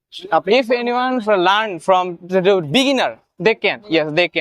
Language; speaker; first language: English; non-native, learner; Bangla